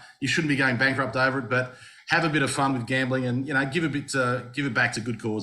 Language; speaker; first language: English; native; English